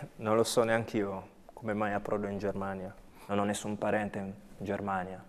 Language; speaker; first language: Italian; early bilingual, other home language; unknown